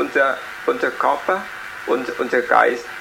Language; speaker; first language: German; non-native, learner; Vietnamese